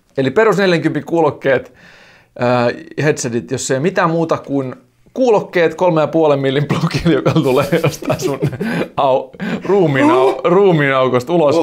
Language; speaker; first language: Finnish; native; Finnish